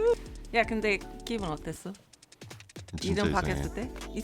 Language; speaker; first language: Korean; non-native, learner; English